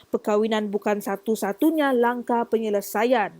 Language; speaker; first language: Malay; native; Malay